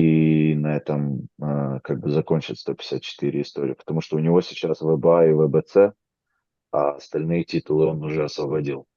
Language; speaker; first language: Russian; native; Russian